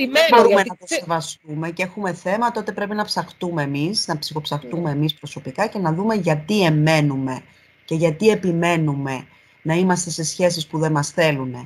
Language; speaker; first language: Greek; native; Greek